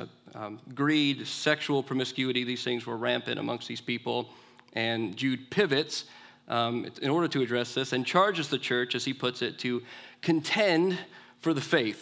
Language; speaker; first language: English; native; English